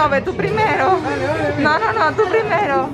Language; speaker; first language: Spanish; native; Spanish